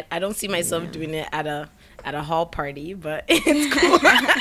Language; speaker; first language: English; native; English